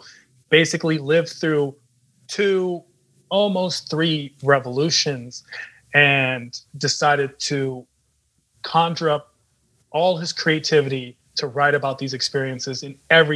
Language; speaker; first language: English; native; English